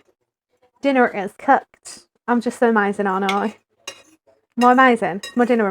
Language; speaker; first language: English; native; English